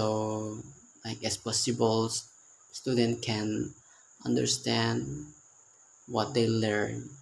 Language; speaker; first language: English; non-native, learner; Indonesian